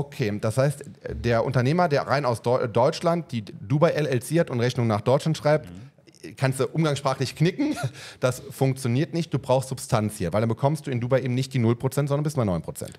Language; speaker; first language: German; native; German